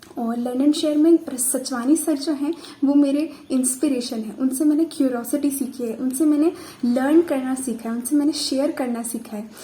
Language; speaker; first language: Hindi; native; Hindi